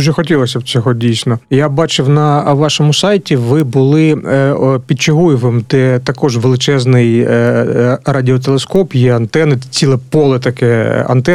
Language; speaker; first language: Ukrainian; native; Ukrainian